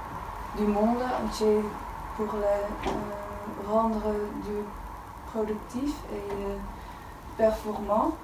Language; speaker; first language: French; non-native, learner; Dutch